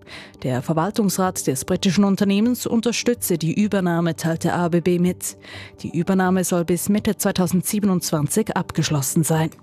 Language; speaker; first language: German; native; German